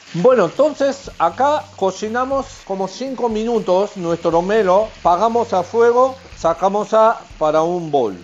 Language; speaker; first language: Spanish; non-native, learner; Japanese